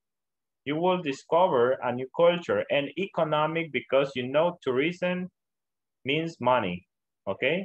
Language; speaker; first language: English; non-native, learner; Spanish